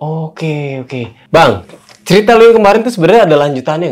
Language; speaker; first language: Indonesian; native; Indonesian